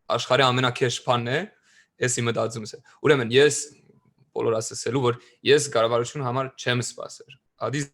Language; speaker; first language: Armenian; early bilingual, other home language; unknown